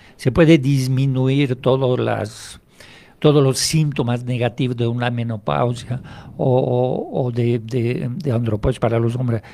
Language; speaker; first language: Spanish; non-native, fluent; French